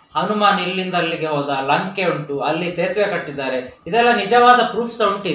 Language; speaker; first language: Kannada; native; Kannada